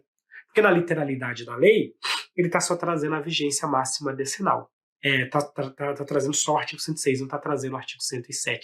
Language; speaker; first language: Portuguese; native; Portuguese